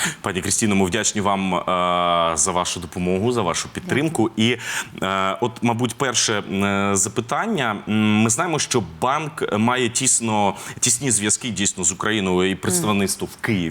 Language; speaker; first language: Ukrainian; native; Ukrainian